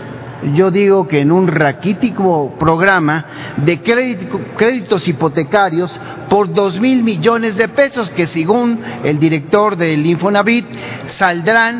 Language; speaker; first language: Spanish; native; Spanish